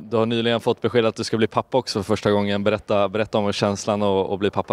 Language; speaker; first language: Swedish; native; Swedish